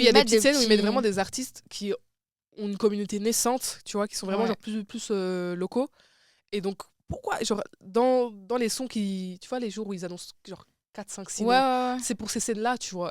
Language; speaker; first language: French; native; French